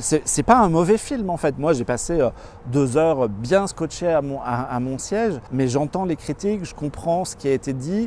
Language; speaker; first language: French; native; French